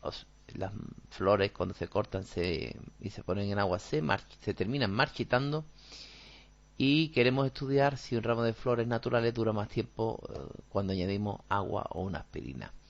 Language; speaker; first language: Spanish; native; Spanish